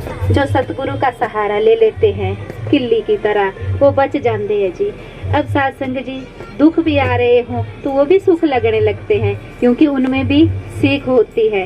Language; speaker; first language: Hindi; native; Hindi